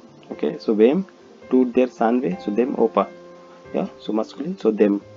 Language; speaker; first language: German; non-native, fluent; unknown